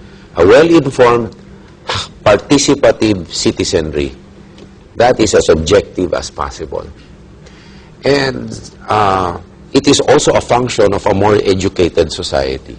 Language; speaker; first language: English; non-native, local second language; Filipino